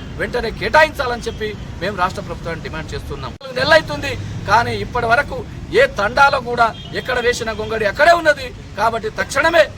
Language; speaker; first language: Telugu; non-native, local second language; Lambadi